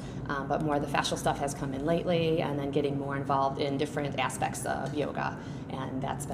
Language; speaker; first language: English; native; English